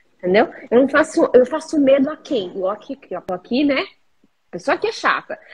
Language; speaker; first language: Portuguese; native; Portuguese